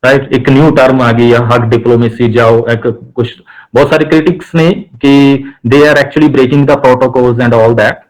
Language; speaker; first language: Hindi; non-native, local second language; Punjabi